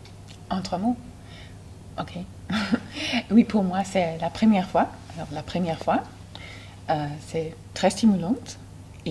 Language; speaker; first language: French; non-native, fluent; German